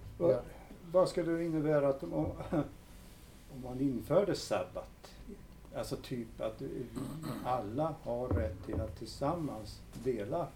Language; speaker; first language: Swedish; native; Swedish